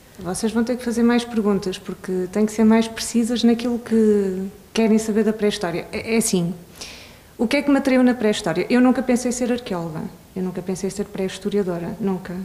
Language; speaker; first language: Portuguese; early bilingual, other home language; Swedish